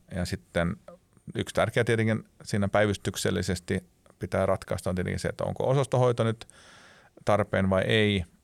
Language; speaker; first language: Finnish; non-native, local second language; Swedish